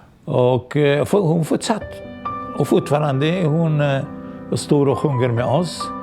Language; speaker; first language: Swedish; non-native, local second language; Arabic